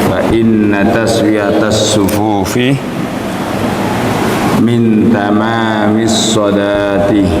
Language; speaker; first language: Arabic; non-native, fluent; Indonesian